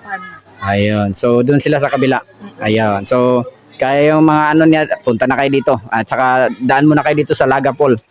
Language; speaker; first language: Filipino; non-native, local second language; Cebuano